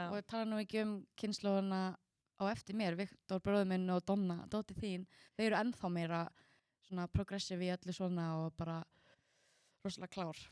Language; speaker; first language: Icelandic; early bilingual, heritage; Icelandic